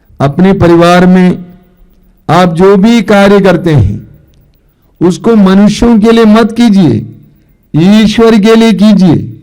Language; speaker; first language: Hindi; non-native, local second language; Malayalam